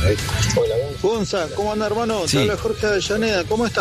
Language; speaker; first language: Spanish; native; Spanish